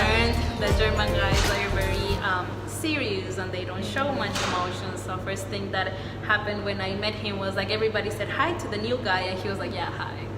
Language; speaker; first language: English; non-native, fluent; Spanish